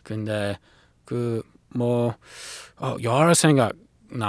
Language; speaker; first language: Korean; non-native, learner; English